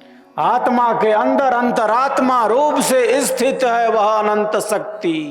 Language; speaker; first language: Hindi; native; Hindi